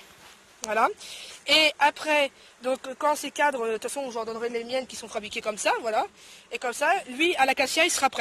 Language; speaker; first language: French; native; French